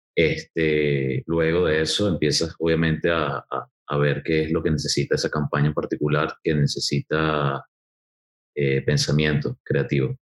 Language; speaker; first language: Spanish; native; Spanish